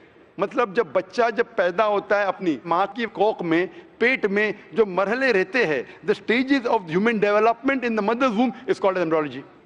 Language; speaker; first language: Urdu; non-native, local second language; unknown